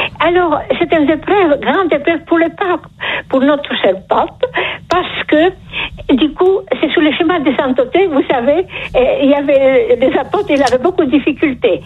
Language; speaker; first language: French; non-native, fluent; Polish